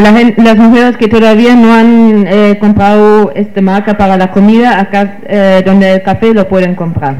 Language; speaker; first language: Spanish; non-native, fluent; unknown